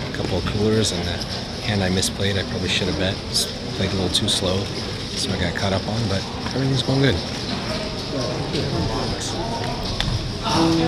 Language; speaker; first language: English; native; English